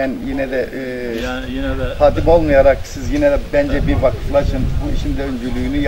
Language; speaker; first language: Turkish; native; Turkish